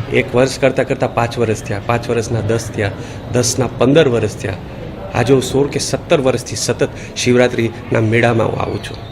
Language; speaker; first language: Gujarati; early bilingual, heritage; Gujarati